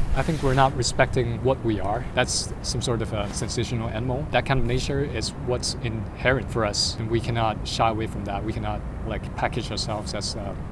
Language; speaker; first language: English; non-native, fluent; Chinese